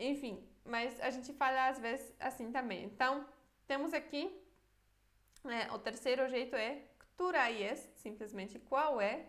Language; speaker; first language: Portuguese; non-native, fluent; Polish